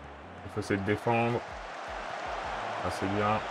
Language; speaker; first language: French; native; French